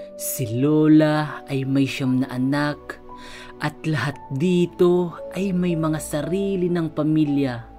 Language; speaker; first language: Filipino; non-native, local second language; Bikol